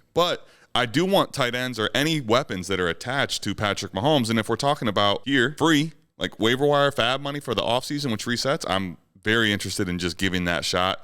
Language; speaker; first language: English; native; English